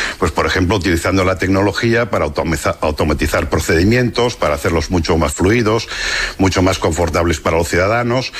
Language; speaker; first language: Spanish; non-native, local second language; Catalan